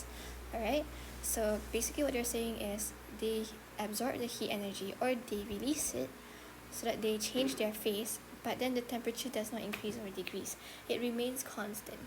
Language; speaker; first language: English; non-native, local second language; Malay